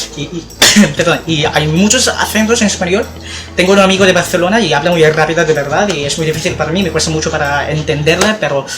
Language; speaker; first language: Spanish; non-native, fluent; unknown